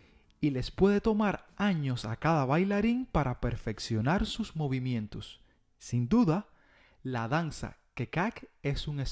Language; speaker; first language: Spanish; native; Spanish